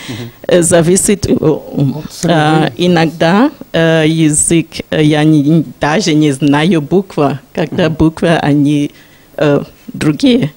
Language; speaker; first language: Russian; non-native, learner; Shona